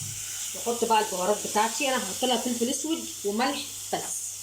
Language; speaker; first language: Arabic; native; Arabic